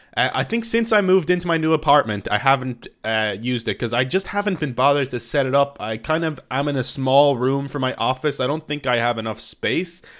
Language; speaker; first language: English; native; English